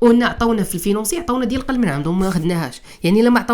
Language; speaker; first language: Arabic; native; Arabic